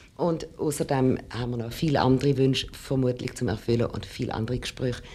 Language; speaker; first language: German; native; German